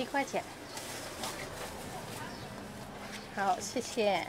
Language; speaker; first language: Chinese; non-native, fluent; Indonesian